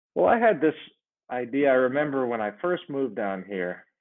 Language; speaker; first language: English; native; English